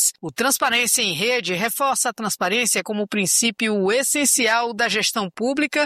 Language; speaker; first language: Portuguese; native; Portuguese